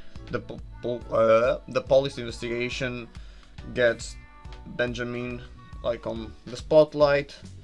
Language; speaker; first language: English; non-native, fluent; Portuguese